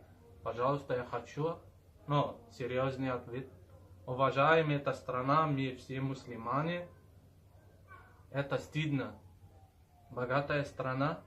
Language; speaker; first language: Russian; non-native, learner; Arabic